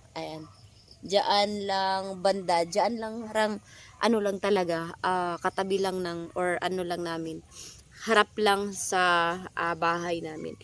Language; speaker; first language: Filipino; non-native, local second language; Cebuano